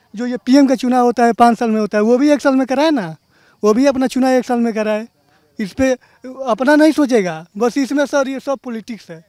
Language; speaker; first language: Hindi; native; Hindi